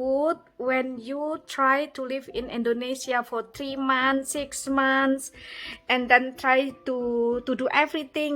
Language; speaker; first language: English; non-native, learner; Indonesian